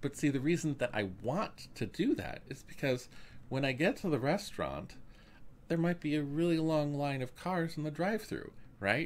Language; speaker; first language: English; native; English